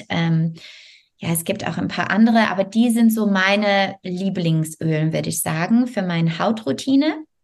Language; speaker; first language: German; non-native, fluent; French